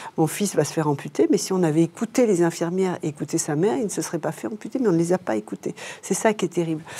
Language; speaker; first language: French; native; French